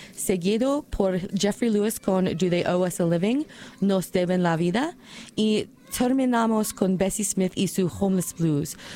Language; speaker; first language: Spanish; non-native, learner; English